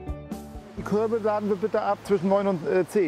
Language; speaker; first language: German; native; German